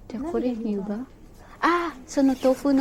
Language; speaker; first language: Japanese; non-native, learner; Filipino